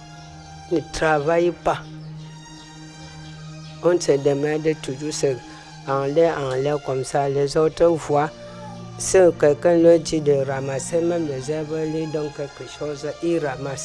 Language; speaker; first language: French; non-native, local second language; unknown